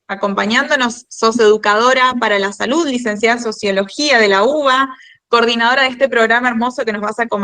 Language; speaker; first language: Spanish; native; Spanish